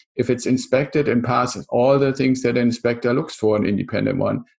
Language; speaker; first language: English; non-native, fluent; German